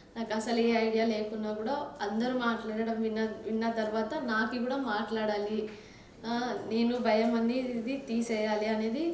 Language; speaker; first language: Telugu; non-native, local second language; Kannada